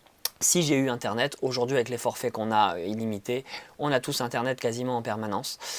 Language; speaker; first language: French; native; French